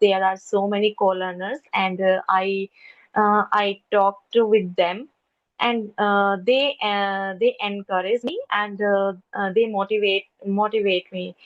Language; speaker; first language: English; non-native, local second language; Hindi